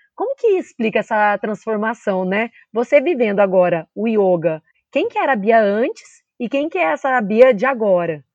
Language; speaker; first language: Portuguese; native; Portuguese